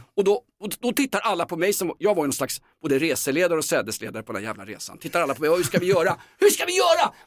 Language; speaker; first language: Swedish; native; Swedish